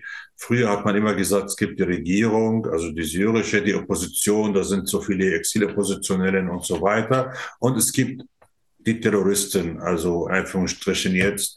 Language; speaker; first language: German; non-native, fluent; Arabic